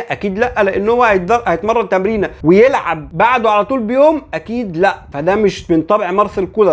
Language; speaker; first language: Arabic; native; Arabic